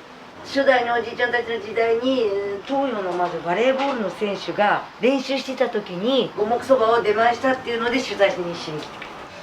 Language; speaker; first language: Japanese; native; Japanese